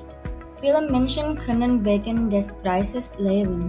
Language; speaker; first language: German; non-native, learner; Thai